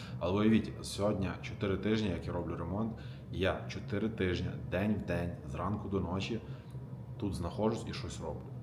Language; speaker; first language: Ukrainian; non-native, local second language; Russian